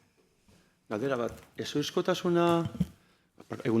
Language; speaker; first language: Basque; native; Basque